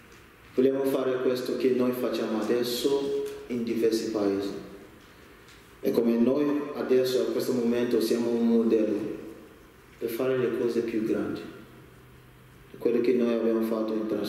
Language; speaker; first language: Italian; non-native, learner; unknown